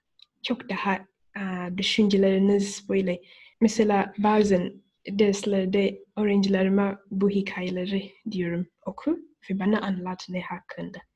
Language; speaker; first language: Turkish; non-native, fluent; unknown